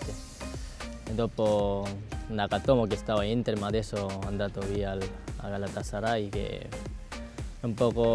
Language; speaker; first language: Italian; non-native, learner; Korean